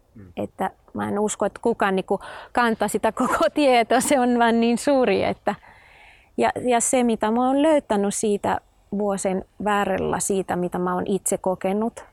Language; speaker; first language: Finnish; non-native, fluent; Spanish